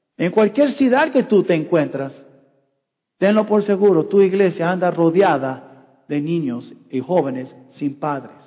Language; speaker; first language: Spanish; non-native, fluent; English